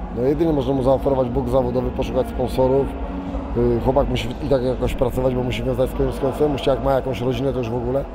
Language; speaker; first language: Polish; native; Polish